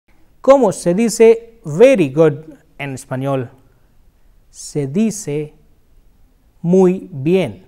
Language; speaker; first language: Spanish; non-native, fluent; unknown